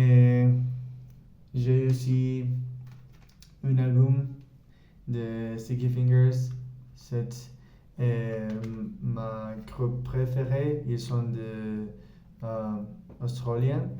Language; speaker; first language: French; non-native, learner; Spanish